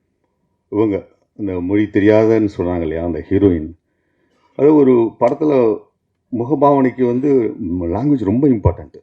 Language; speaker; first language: Tamil; native; Tamil